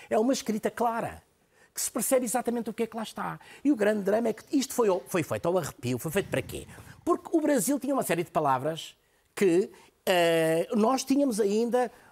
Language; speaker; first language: Portuguese; native; Portuguese